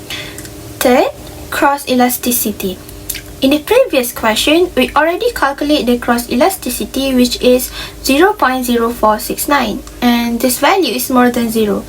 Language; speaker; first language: English; non-native, local second language; Malay